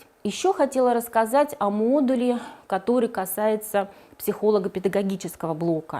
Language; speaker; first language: Russian; native; Russian